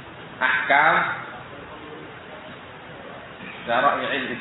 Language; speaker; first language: Arabic; non-native, fluent; Indonesian